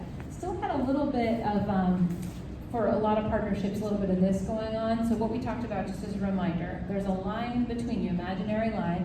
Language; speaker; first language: English; native; English